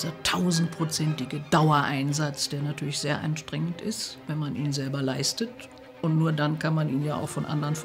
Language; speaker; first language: German; native; German